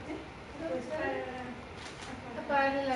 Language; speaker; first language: Spanish; native; Spanish